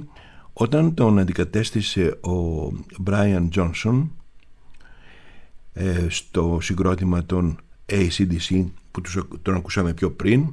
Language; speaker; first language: Greek; native; Greek